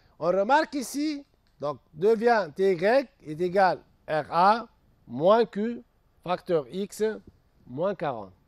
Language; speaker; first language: French; non-native, local second language; Arabic